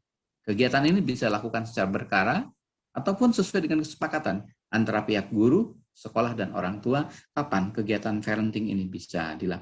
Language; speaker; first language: Indonesian; native; Indonesian